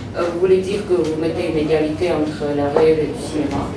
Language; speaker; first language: French; non-native, fluent; Armenian